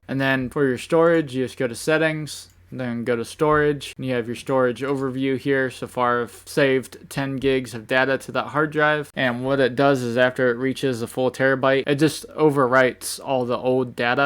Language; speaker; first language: English; native; English